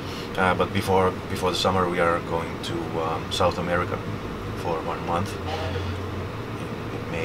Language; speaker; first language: English; non-native, fluent; Finnish